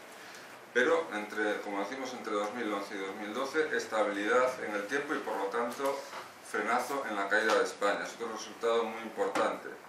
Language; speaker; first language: Spanish; native; Spanish